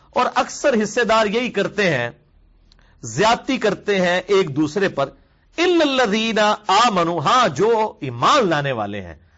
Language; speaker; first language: Urdu; non-native, local second language; Punjabi